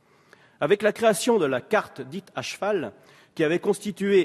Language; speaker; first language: French; native; French